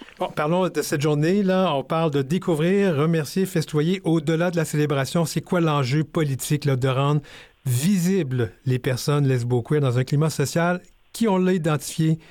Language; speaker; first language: French; native; French